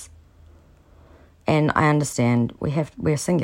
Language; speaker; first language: English; native; English